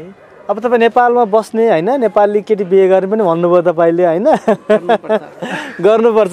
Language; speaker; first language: Nepali; native; Nepali